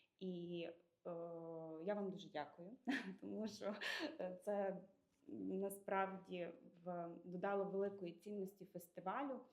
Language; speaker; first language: Ukrainian; native; Ukrainian